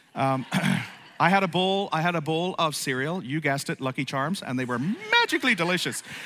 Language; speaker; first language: English; native; English